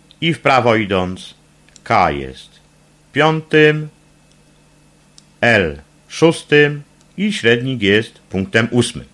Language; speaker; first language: Polish; native; Polish